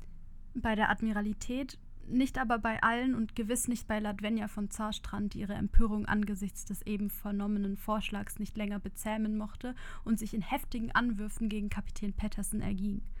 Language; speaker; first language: German; native; German